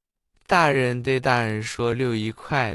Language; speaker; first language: Chinese; non-native, fluent; English